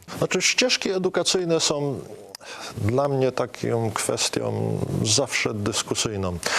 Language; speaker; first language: Polish; native; Polish